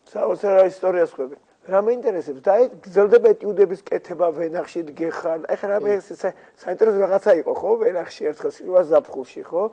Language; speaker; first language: Georgian; native; Georgian